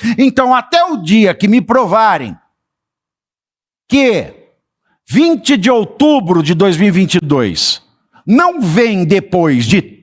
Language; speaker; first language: Portuguese; native; Portuguese